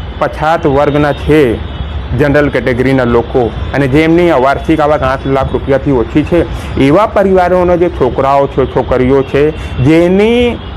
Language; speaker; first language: Gujarati; non-native, local second language; Hindi